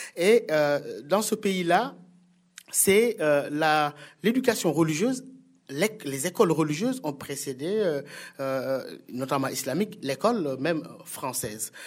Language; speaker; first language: French; non-native, local second language; Wolof